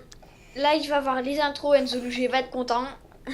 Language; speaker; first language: French; native; French